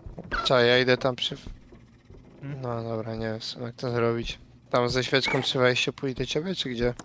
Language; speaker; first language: Polish; native; Polish